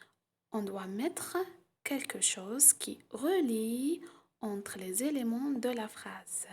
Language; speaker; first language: French; non-native, local second language; Arabic